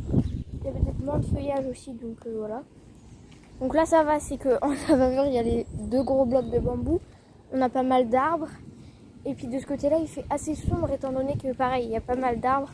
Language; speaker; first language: French; native; French